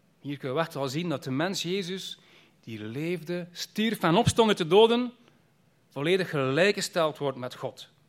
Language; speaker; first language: Dutch; native; Dutch